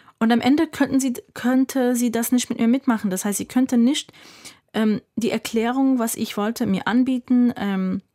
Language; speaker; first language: German; non-native, fluent; English